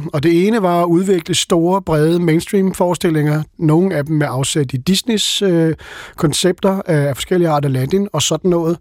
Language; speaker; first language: Danish; native; Danish